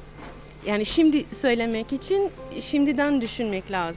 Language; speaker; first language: Turkish; non-native, fluent; English